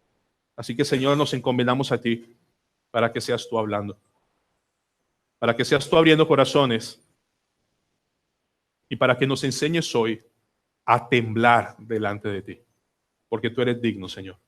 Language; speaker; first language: Spanish; native; Spanish